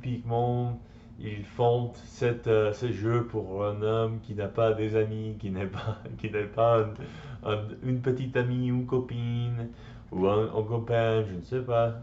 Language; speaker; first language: French; non-native, learner; English